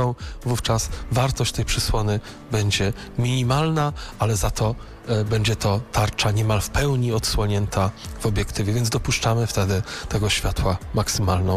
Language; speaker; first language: Polish; native; Polish